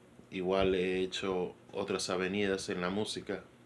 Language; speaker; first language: Spanish; early bilingual, heritage; Spanish